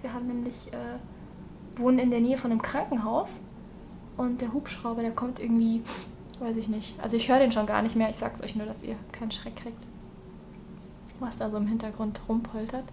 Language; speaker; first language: German; native; German